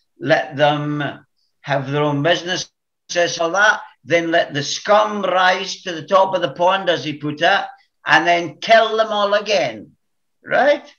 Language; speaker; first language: English; native; English